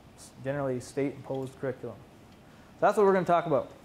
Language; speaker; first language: English; native; English